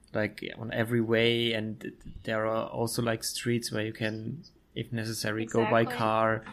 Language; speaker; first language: English; non-native, fluent; German